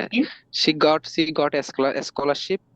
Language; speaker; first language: English; non-native, learner; Bangla